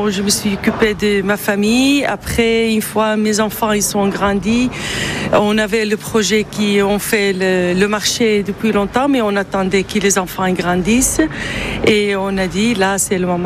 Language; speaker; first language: French; non-native, fluent; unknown